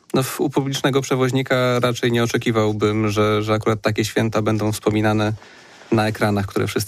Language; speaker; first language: Polish; native; Polish